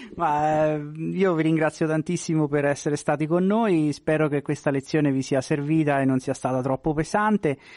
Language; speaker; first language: Italian; native; Italian